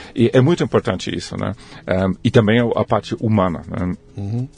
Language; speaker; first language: Portuguese; non-native, fluent; German